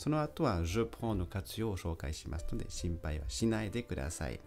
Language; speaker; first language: Japanese; non-native, fluent; French